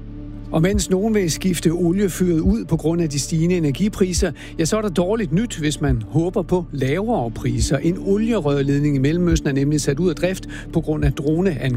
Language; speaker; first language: Danish; native; Danish